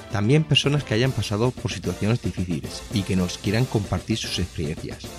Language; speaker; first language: Spanish; native; Spanish